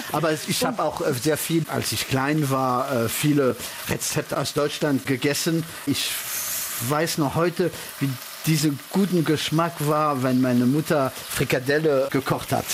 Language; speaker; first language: German; early bilingual, heritage; French